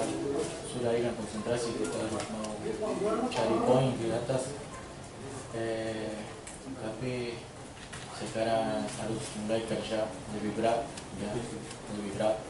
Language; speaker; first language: Indonesian; non-native, learner; Spanish